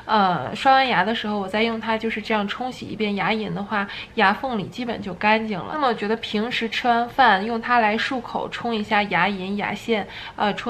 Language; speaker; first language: Chinese; native; Chinese